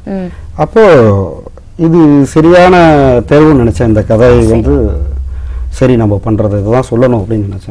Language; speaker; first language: Tamil; native; Tamil